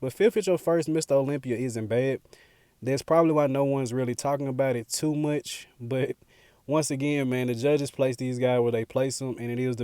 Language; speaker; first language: English; native; English